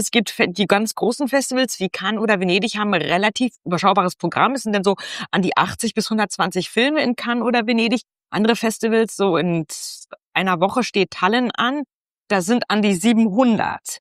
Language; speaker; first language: German; native; German